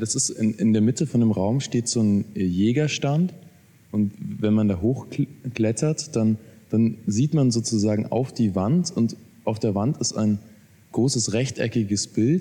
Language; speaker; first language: German; native; German